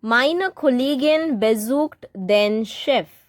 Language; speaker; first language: German; non-native, fluent; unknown